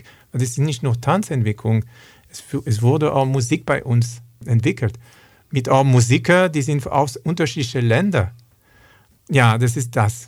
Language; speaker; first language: German; non-native, learner; French